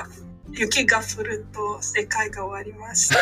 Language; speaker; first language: Japanese; non-native, learner; Malay